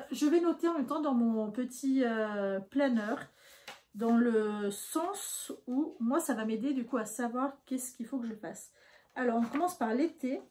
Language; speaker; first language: French; native; French